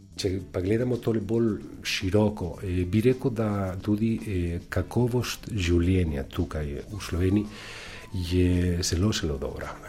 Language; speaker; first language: Slovenian; non-native, fluent; Spanish